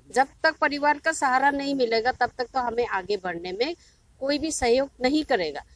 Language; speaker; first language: Hindi; non-native, local second language; Manipuri